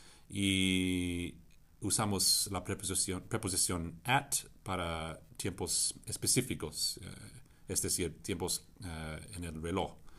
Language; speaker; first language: Spanish; non-native, fluent; English